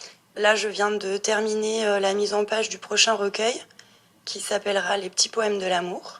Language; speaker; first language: French; native; French